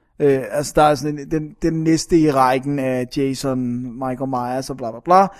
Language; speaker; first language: Danish; native; Danish